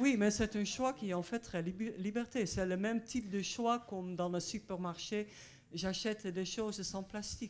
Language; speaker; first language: French; non-native, fluent; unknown